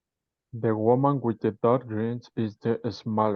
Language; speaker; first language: English; non-native, learner; Spanish